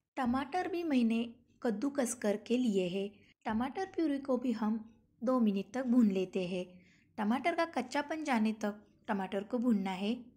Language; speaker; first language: Hindi; non-native, local second language; Marathi